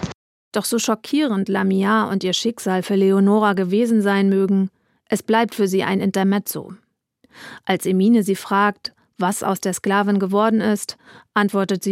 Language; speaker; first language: German; native; German